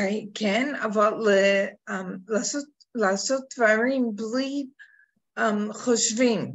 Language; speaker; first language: Hebrew; non-native, learner; English